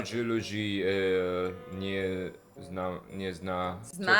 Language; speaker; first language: Polish; non-native, learner; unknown